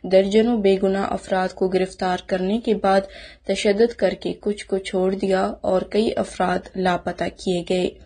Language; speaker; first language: Urdu; non-native, local second language; Baluchi